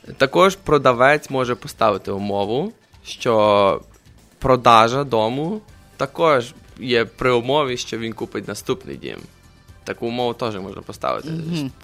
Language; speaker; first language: Ukrainian; native; Ukrainian